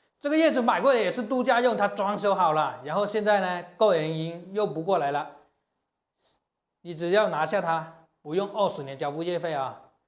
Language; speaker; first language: Chinese; native; Chinese